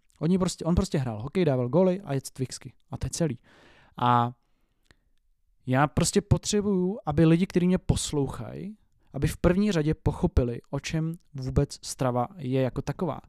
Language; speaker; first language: Czech; native; Czech